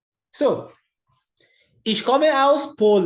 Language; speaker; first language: German; non-native, learner; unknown